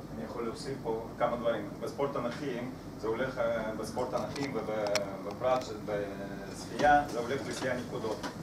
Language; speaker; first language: Hebrew; non-native, fluent; Russian